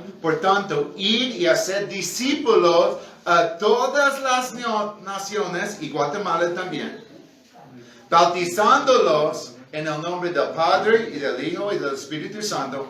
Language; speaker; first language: Spanish; non-native, fluent; English